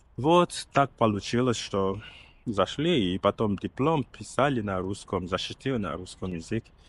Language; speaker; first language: Russian; non-native, learner; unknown